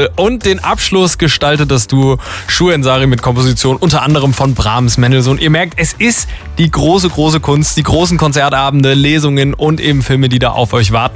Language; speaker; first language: German; native; German